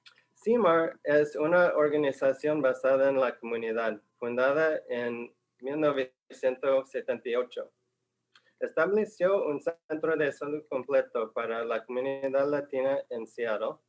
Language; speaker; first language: Spanish; non-native, fluent; English